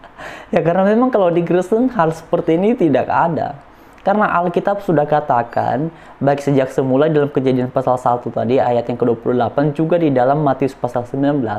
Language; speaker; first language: Indonesian; native; Indonesian